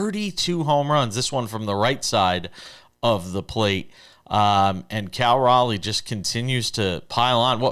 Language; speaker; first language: English; native; English